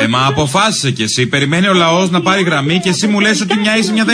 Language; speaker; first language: Greek; native; Greek